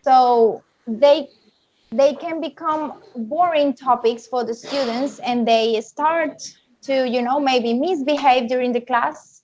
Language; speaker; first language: English; non-native, fluent; Spanish